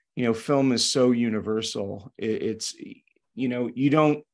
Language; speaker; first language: English; native; English